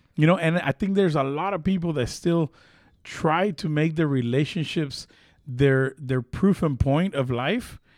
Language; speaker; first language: English; early bilingual, other home language; Spanish